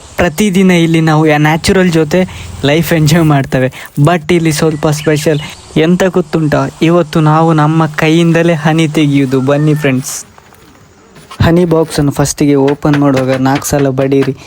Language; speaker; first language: Kannada; non-native, local second language; Tulu